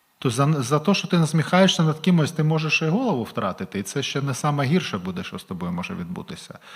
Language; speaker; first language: Ukrainian; non-native, local second language; Russian